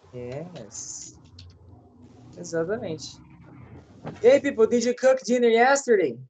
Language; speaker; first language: English; non-native, learner; Portuguese